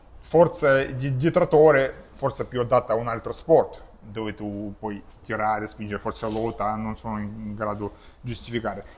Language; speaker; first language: Italian; non-native, fluent; Russian